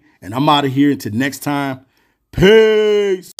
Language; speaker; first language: English; native; English